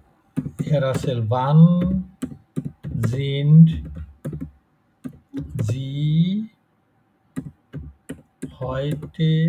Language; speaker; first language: German; non-native, fluent; Bangla